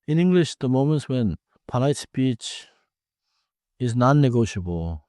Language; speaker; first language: English; non-native, fluent; Korean